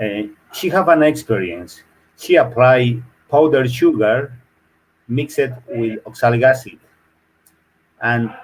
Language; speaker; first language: English; non-native, learner; Spanish